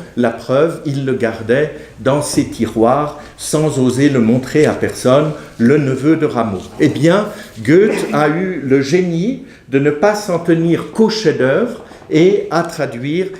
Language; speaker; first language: French; native; French